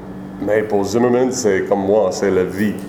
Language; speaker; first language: French; non-native, learner; English